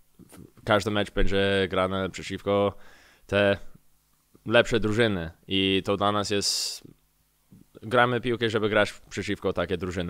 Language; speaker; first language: Polish; early bilingual, heritage; English